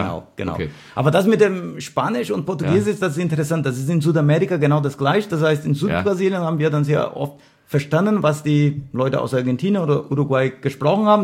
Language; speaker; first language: German; non-native, fluent; Portuguese